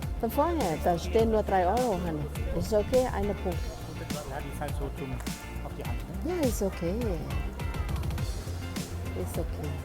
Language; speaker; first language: German; non-native, learner; Thai